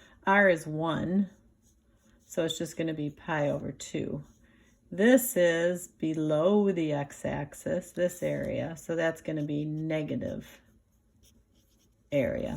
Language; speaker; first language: English; native; English